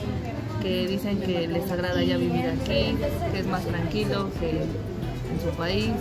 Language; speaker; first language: Spanish; native; Spanish